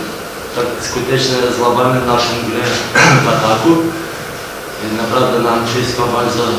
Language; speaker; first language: Polish; non-native, fluent; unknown